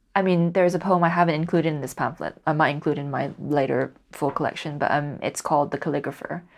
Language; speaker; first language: English; non-native, local second language; Cantonese